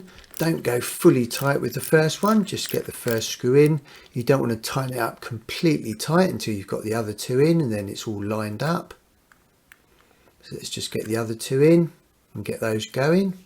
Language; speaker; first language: English; native; English